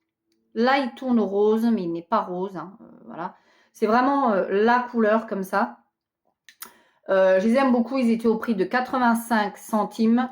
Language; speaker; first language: French; native; French